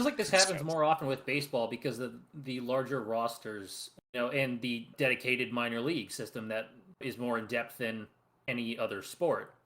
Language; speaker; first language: English; native; English